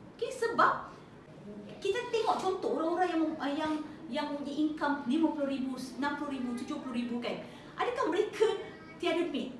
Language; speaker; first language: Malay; native; Malay